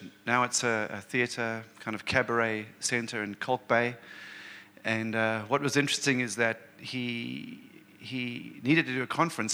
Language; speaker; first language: English; native; English